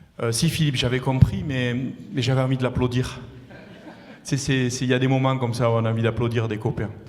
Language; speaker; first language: French; native; French